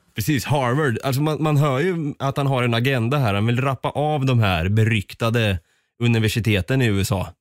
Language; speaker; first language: Swedish; native; Swedish